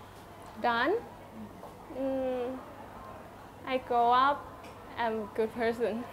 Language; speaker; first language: English; non-native, learner; Thai